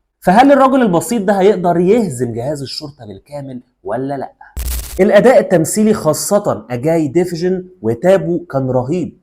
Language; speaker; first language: Arabic; native; Arabic